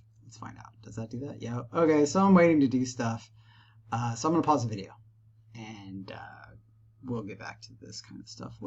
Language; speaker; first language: English; native; English